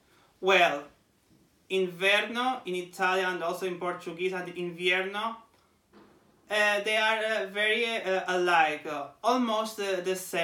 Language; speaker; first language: English; non-native, fluent; Portuguese